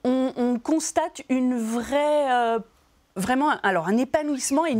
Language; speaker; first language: French; native; French